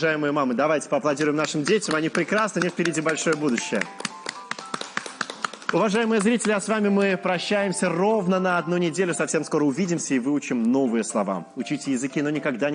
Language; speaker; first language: Russian; native; Russian